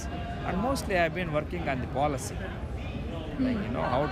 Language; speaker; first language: English; non-native, local second language; Telugu